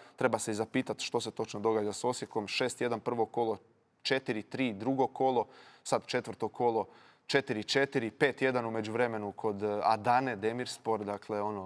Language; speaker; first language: Croatian; native; Croatian